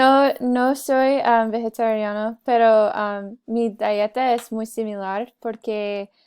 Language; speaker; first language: Spanish; non-native, learner; English